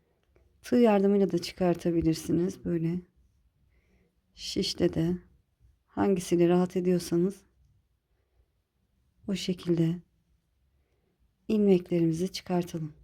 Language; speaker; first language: Turkish; native; Turkish